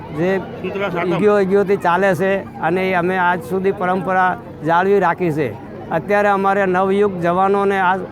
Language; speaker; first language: Gujarati; non-native, local second language; Marwari